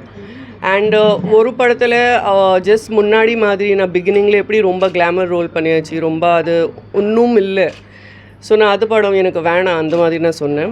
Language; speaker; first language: Tamil; non-native, fluent; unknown